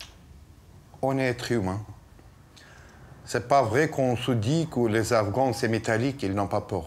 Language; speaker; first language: French; non-native, fluent; Persian